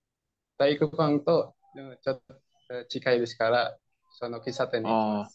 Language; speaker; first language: Japanese; non-native, learner; Indonesian